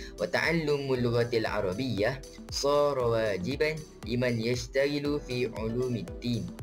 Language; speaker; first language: Arabic; non-native, learner; Malay